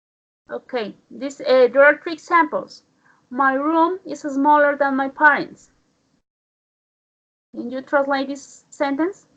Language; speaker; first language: English; non-native, learner; Spanish